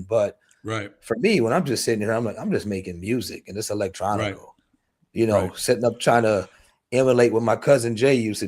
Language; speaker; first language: English; native; English